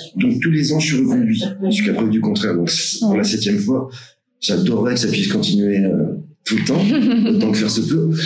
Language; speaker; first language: French; native; French